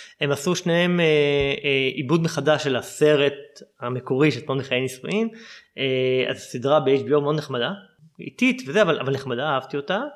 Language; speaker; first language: Hebrew; native; Hebrew